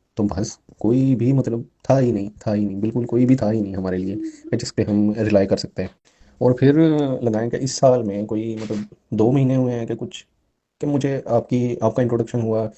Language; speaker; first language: Urdu; non-native, local second language; Punjabi